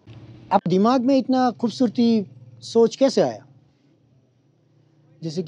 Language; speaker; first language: Hindi; non-native, fluent; Bangla